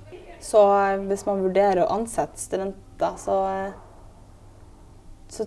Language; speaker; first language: Norwegian; native; Norwegian